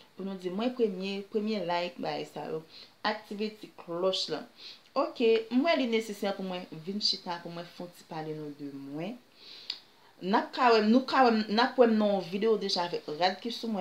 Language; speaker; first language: French; non-native, learner; Haitian Creole